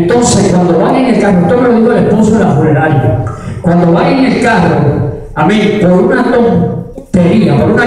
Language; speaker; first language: Spanish; native; Spanish